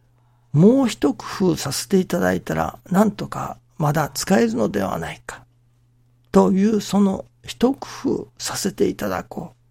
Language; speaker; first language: Japanese; native; Japanese